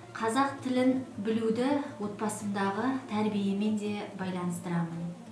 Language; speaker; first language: Kazakh; non-native, local second language; Russian